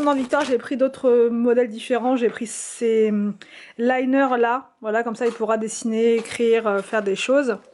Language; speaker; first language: French; native; French